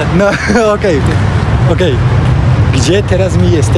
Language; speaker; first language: Polish; non-native, learner; Tajik